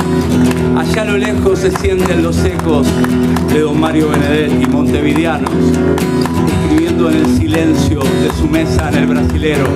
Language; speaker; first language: Spanish; native; Spanish